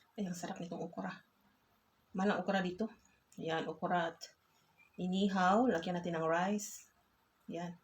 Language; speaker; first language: Filipino; non-native, local second language; Cebuano